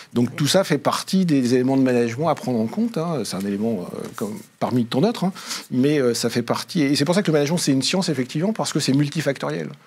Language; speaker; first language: French; native; French